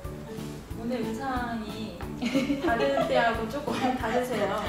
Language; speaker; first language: Korean; native; Korean